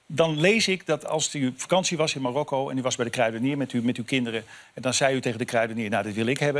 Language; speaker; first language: Dutch; native; Dutch